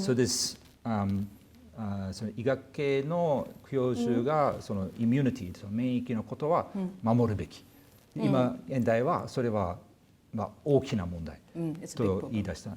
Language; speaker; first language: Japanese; non-native, fluent; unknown